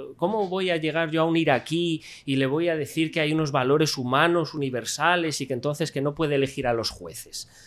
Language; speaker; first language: Spanish; native; Spanish